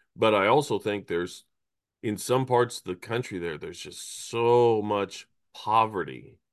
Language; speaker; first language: English; native; English